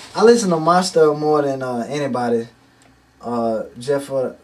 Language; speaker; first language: English; native; English